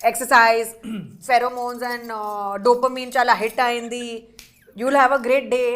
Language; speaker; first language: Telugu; non-native, local second language; Hindi